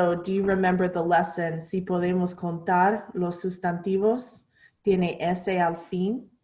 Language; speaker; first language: Spanish; non-native, fluent; English